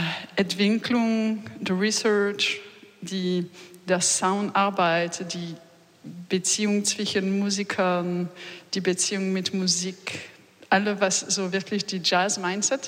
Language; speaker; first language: German; non-native, learner; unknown